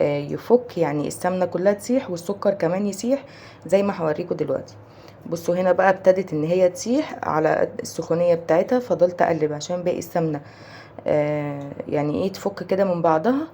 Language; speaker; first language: Arabic; native; Arabic